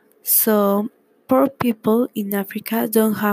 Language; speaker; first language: English; non-native, learner; Spanish